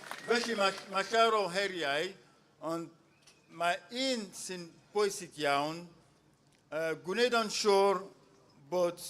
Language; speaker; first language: Welsh; non-native, fluent; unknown